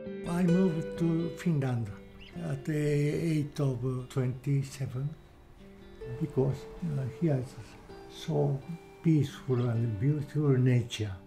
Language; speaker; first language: English; non-native, learner; Japanese